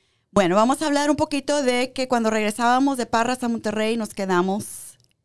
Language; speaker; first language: Spanish; early bilingual, heritage; Spanish